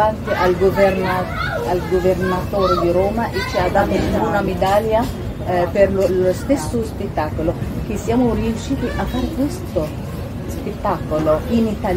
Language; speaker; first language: Italian; non-native, fluent; Arabic